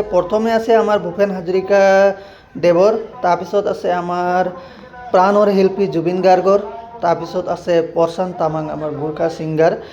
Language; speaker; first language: Assamese; non-native, local second language; Nepali